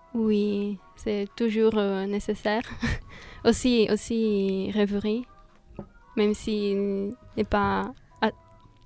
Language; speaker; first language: French; non-native, fluent; Italian